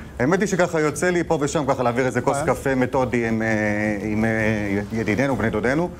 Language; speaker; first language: Hebrew; native; Hebrew